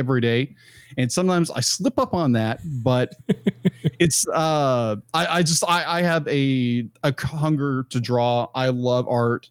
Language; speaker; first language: English; native; English